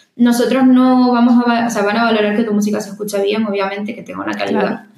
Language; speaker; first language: Spanish; native; Spanish